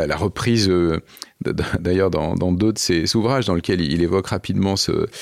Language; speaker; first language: French; native; French